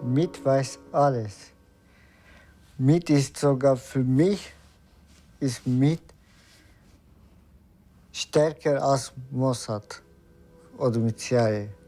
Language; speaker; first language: German; non-native, learner; Turkish